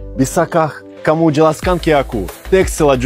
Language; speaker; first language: Indonesian; non-native, fluent; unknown